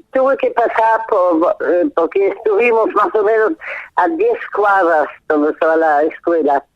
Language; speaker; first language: Spanish; non-native, fluent; German